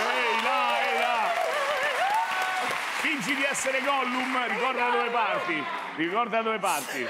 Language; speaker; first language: Italian; native; Italian